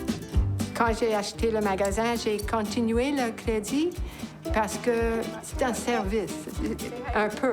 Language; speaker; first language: French; non-native, local second language; English